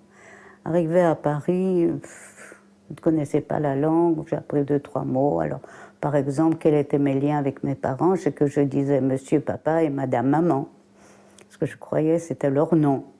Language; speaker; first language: French; early bilingual, other home language; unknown